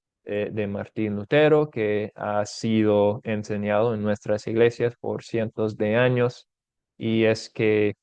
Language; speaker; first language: Spanish; non-native, fluent; English